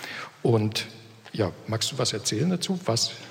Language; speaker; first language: German; native; German